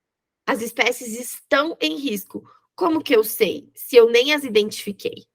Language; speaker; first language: Portuguese; native; Portuguese